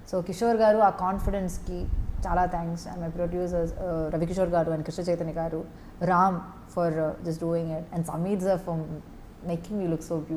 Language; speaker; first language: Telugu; non-native, fluent; Malayalam